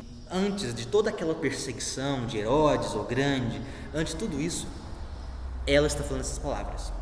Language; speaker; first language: Portuguese; native; Portuguese